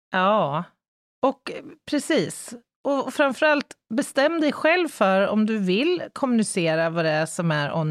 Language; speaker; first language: Swedish; native; Swedish